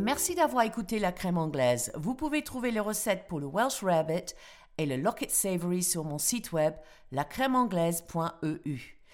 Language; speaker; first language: French; non-native, fluent; English